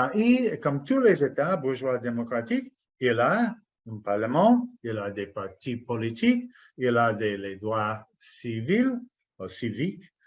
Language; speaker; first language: French; non-native, fluent; English